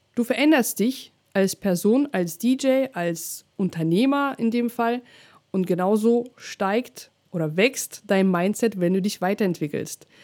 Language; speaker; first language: German; non-native, fluent; Russian